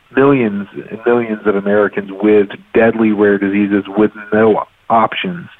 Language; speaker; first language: English; native; English